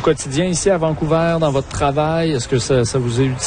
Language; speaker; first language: French; non-native, local second language; Arabic